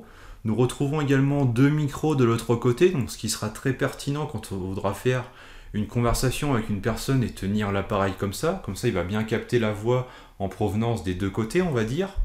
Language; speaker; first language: French; native; French